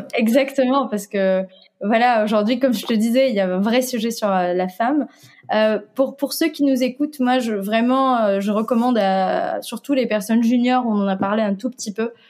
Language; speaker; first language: French; non-native, local second language; Arabic